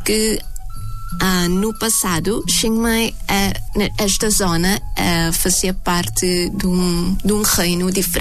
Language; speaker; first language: Portuguese; non-native, fluent; Thai